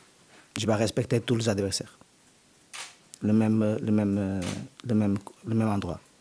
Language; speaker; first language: French; non-native, learner; Portuguese